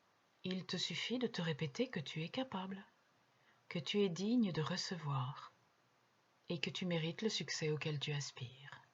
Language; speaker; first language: French; native; French